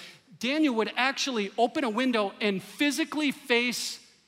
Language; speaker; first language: English; native; English